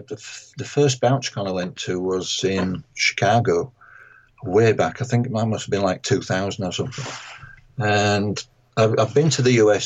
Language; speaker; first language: English; native; English